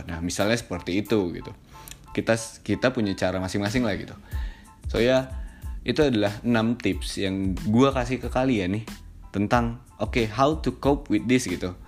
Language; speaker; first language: Indonesian; native; Indonesian